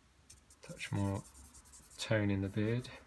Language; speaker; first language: English; native; English